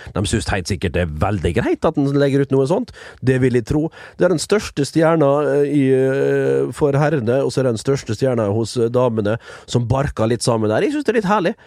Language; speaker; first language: Norwegian; early bilingual, other home language; Dutch